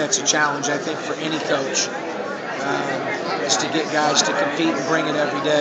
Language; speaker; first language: English; native; English